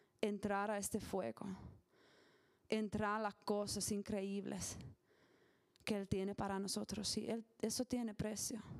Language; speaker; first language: Spanish; non-native, learner; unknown